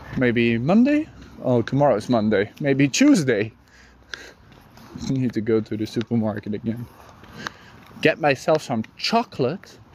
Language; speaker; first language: English; non-native, fluent; Dutch